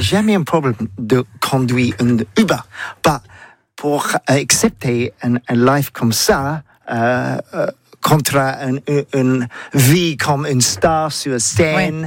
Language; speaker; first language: French; non-native, learner; English